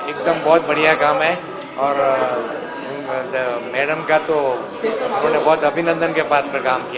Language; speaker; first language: Hindi; non-native, local second language; Gujarati